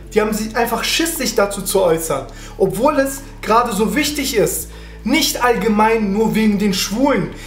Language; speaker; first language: German; early bilingual, other home language; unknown